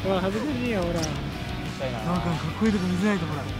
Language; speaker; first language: Japanese; native; Japanese